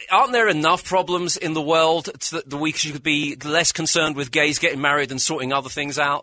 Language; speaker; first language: English; native; English